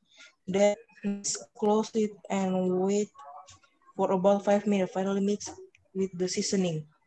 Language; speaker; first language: English; non-native, learner; Indonesian